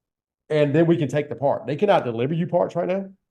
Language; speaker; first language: English; native; English